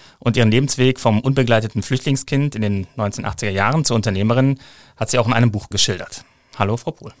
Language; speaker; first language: German; native; German